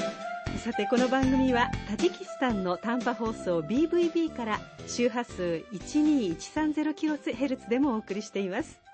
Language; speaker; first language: Japanese; native; Japanese